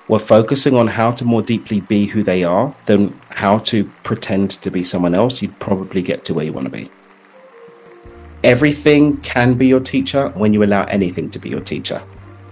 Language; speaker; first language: English; native; English